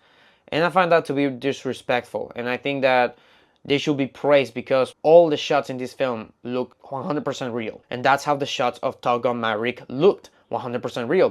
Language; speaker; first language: English; non-native, fluent; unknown